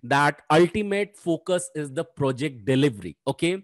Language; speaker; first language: English; non-native, local second language; Hindi